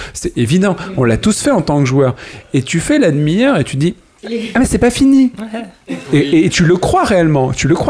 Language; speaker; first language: French; native; French